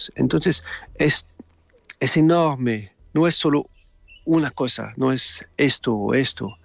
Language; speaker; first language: Spanish; non-native, fluent; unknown